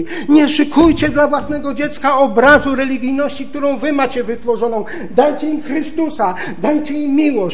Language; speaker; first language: Polish; native; Polish